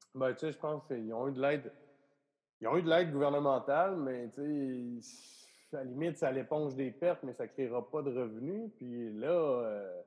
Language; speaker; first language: French; native; French